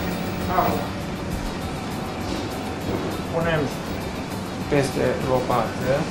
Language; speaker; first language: Romanian; non-native, learner; Turkish